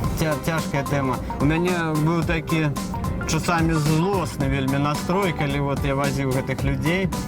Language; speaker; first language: Belarusian; native; Belarusian